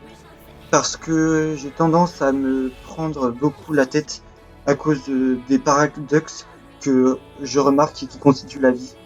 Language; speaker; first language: French; native; French